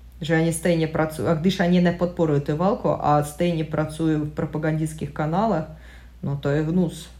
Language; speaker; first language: Czech; non-native, learner; Russian